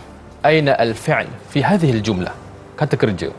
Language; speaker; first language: Arabic; non-native, fluent; Malay